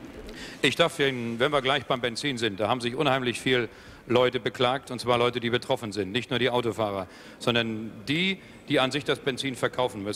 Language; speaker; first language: German; native; German